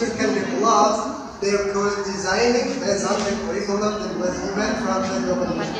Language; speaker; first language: English; non-native, learner; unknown